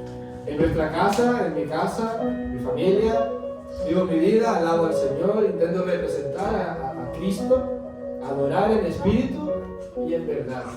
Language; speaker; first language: Spanish; native; Spanish